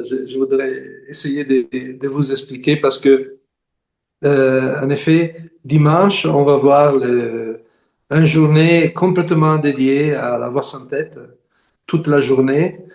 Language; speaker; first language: French; non-native, fluent; Italian